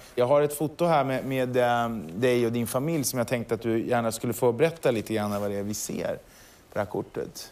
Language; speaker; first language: Swedish; native; Swedish